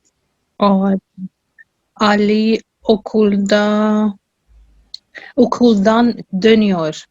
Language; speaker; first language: Turkish; non-native, learner; Urdu